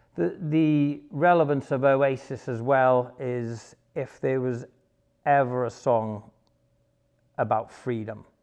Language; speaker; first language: English; native; English